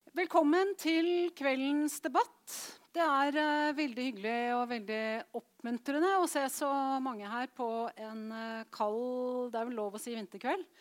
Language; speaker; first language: Norwegian; native; Norwegian